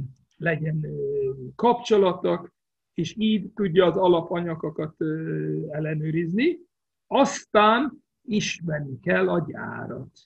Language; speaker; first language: Hungarian; non-native, fluent; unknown